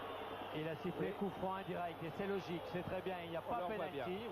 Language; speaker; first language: French; native; French